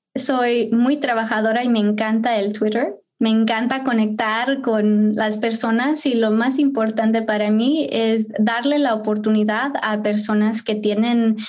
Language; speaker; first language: Spanish; early bilingual, heritage; Spanish